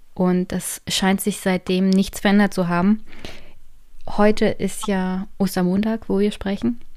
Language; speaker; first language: German; native; German